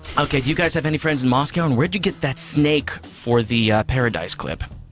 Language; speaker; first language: English; native; English